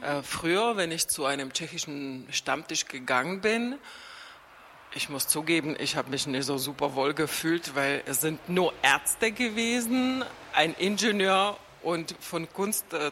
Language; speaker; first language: German; non-native, fluent; Czech